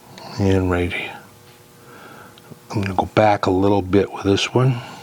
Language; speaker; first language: English; native; English